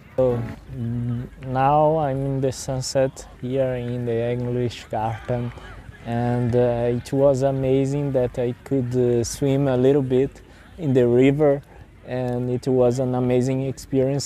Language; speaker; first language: English; non-native, fluent; Portuguese